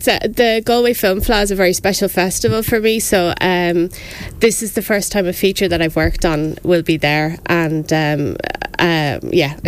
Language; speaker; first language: English; native; English